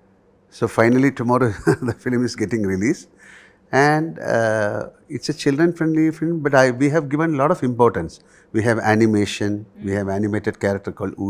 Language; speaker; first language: English; non-native, local second language; Malayalam